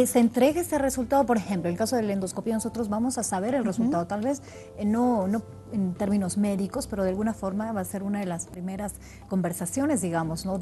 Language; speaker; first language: Spanish; native; Spanish